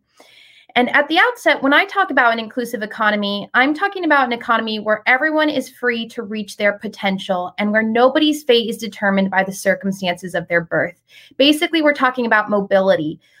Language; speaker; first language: English; native; English